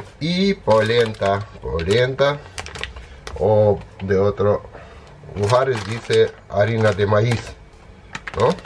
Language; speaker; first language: Spanish; non-native, fluent; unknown